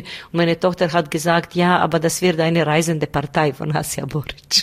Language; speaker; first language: German; non-native, learner; Bosnian